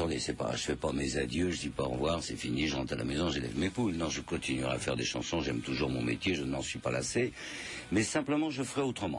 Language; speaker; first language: French; native; French